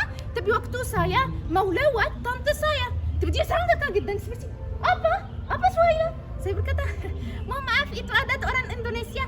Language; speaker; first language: Indonesian; non-native, learner; Arabic